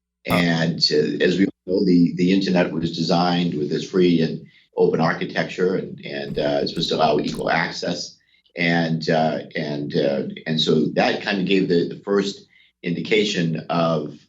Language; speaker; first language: English; native; English